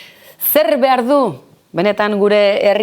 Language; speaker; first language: Basque; native; Basque